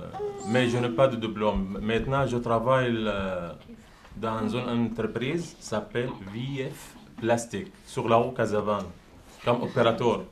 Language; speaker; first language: French; non-native, learner; Arabic